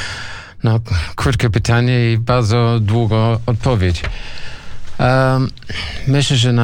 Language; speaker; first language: Polish; non-native, learner; English